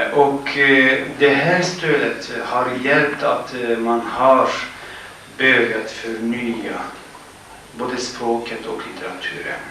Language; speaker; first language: Swedish; non-native, fluent; Kurdish